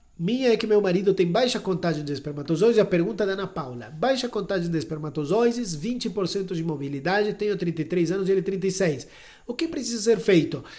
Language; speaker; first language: Portuguese; non-native, fluent; Spanish